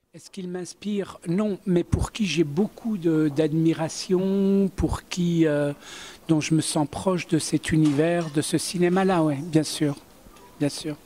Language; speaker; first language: French; early bilingual, other home language; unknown